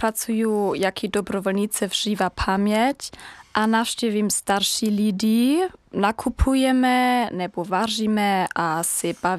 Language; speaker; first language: Czech; non-native, learner; German